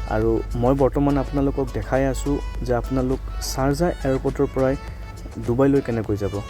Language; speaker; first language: Assamese; native; Assamese